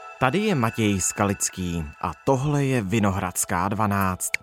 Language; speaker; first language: Czech; native; Czech